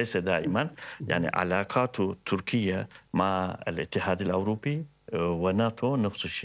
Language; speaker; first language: Arabic; non-native, fluent; Turkish